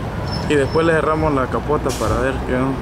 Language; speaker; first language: Spanish; native; Spanish